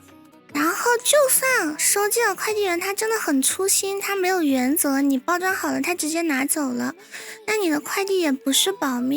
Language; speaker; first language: Chinese; native; Chinese